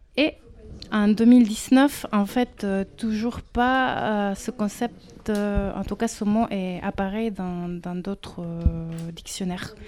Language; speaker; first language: French; non-native, fluent; Spanish